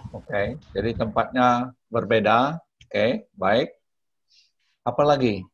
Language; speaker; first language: Indonesian; non-native, local second language; Balinese